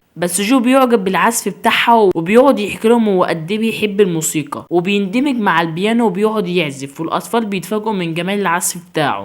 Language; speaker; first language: Arabic; native; Arabic